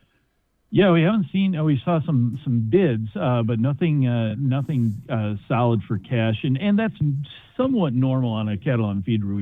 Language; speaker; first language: English; native; English